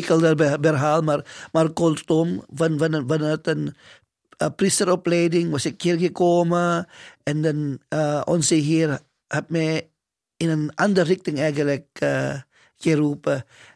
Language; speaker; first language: Dutch; non-native, fluent; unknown